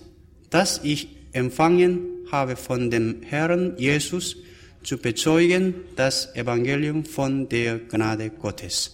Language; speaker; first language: German; non-native, fluent; Korean